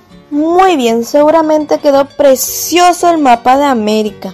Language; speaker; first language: Spanish; native; Spanish